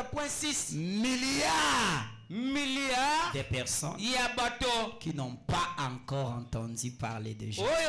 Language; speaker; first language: French; non-native, local second language; Lingala